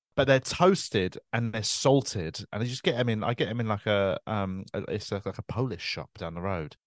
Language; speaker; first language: English; native; English